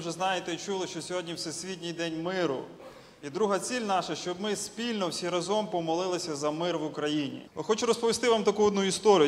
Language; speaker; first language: Ukrainian; native; Ukrainian